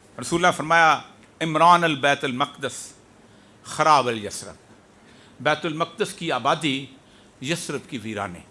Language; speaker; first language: Urdu; non-native, local second language; Punjabi